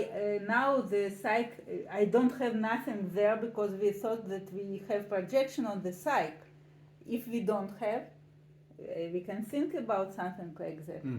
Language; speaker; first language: English; non-native, learner; Russian